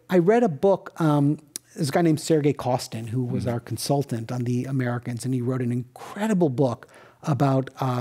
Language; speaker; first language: English; native; English